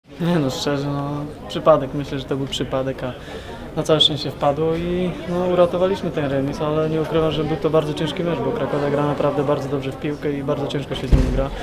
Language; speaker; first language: Polish; native; Polish